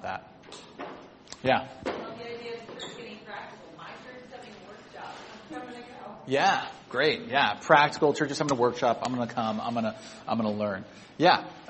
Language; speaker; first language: English; native; English